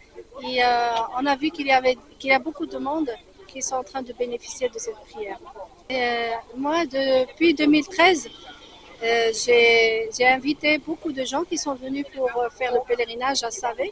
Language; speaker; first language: French; non-native, fluent; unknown